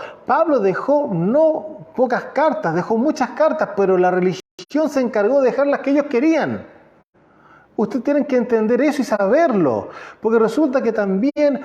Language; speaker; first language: Spanish; native; Spanish